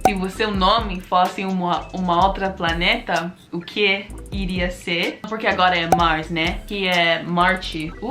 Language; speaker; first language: Portuguese; non-native, learner; English